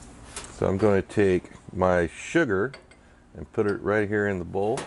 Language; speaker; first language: English; native; English